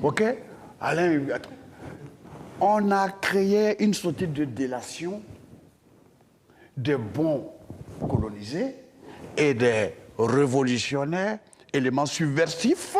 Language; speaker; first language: French; non-native, local second language; Dyula